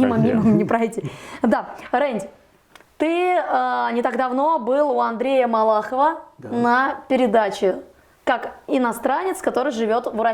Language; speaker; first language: Russian; native; Russian